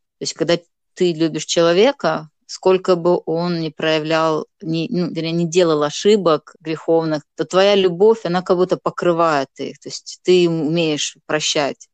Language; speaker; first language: Russian; non-native, local second language; Gagauz